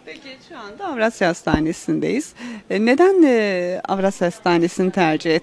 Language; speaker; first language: Turkish; native; Turkish